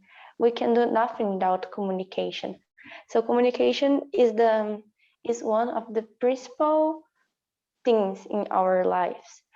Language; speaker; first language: English; non-native, learner; Portuguese